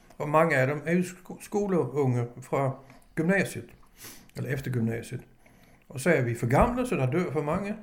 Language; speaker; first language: Danish; native; Danish